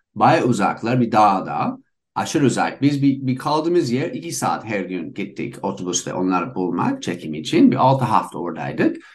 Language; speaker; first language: Turkish; non-native, fluent; English